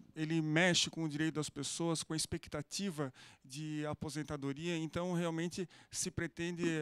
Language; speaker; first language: Portuguese; native; Portuguese